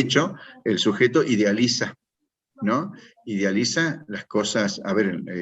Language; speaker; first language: Spanish; native; Spanish